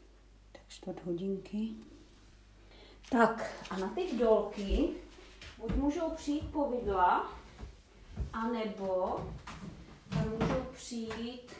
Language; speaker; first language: Czech; native; Czech